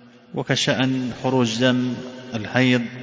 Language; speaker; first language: Arabic; native; Arabic